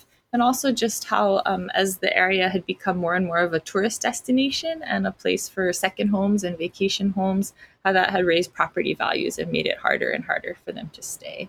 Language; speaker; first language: English; native; English